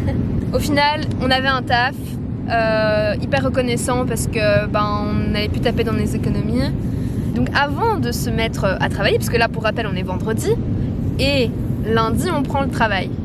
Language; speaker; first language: French; native; French